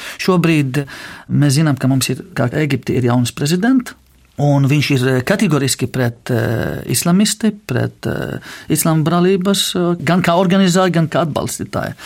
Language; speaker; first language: Latvian; non-native, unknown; Arabic